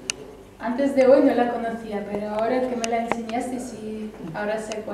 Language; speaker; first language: Spanish; early bilingual, other home language; Russian